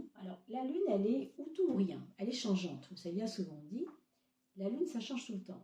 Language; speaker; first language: French; native; French